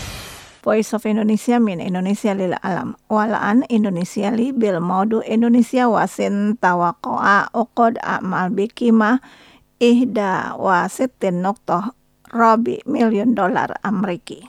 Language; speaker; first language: Arabic; non-native, learner; Indonesian